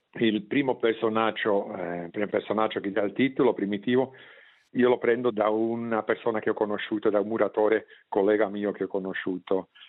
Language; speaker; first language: Italian; non-native, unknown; Swiss German